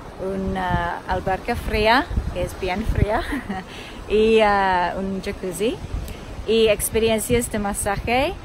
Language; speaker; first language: Spanish; non-native, fluent; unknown